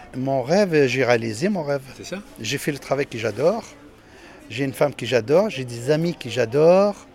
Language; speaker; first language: French; non-native, local second language; Arabic